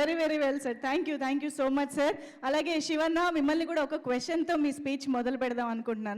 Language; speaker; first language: Telugu; native; Telugu